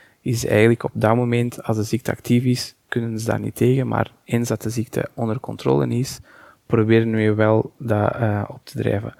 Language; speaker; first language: Dutch; non-native, fluent; Portuguese